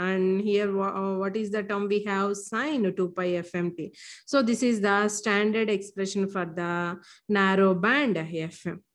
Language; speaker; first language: English; non-native, local second language; Telugu